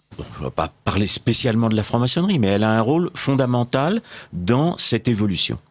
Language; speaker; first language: French; native; French